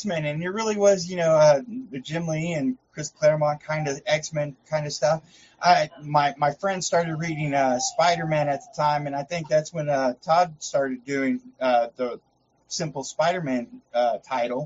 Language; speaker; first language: English; native; English